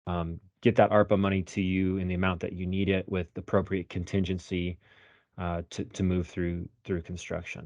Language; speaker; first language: English; native; English